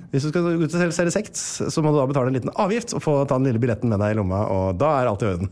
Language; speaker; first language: Norwegian; native; Norwegian